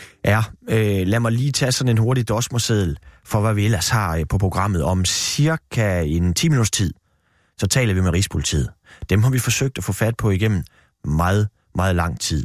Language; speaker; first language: Danish; native; Danish